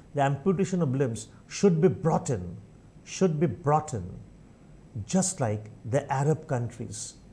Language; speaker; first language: English; non-native, local second language; Bangla